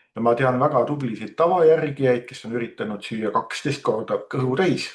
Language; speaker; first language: Estonian; native; Estonian